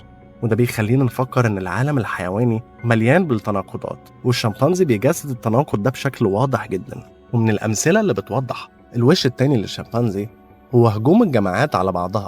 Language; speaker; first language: Arabic; native; Arabic